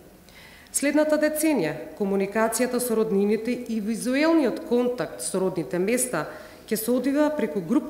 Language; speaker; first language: Macedonian; native; Macedonian